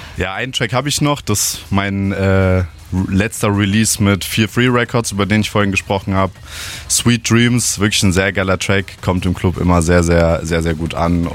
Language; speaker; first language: German; native; German